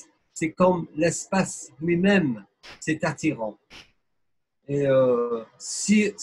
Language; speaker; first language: French; non-native, fluent; English